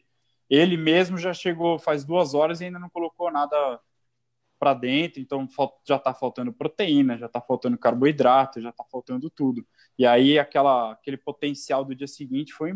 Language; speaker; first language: Portuguese; native; Portuguese